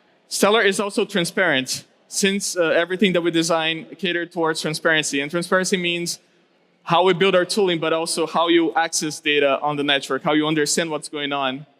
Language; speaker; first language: English; non-native, local second language; Portuguese